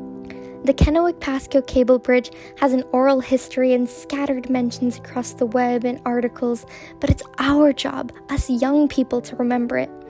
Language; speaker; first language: English; native; English